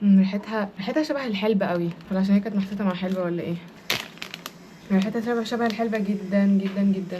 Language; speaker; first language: Arabic; native; Arabic